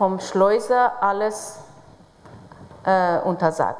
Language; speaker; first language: German; non-native, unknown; Persian